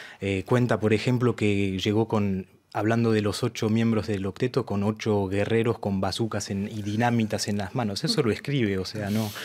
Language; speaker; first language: Spanish; early bilingual, heritage; Spanish